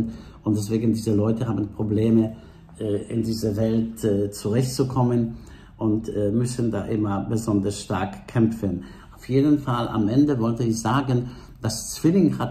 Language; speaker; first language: German; non-native, fluent; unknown